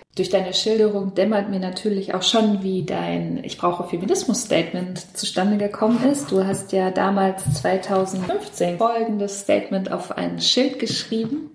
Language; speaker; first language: German; native; German